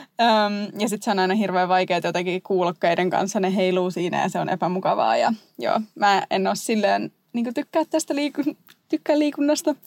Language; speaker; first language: Finnish; native; Finnish